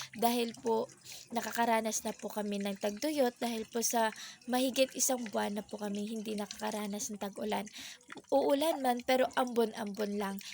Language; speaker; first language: Filipino; non-native, local second language; Cebuano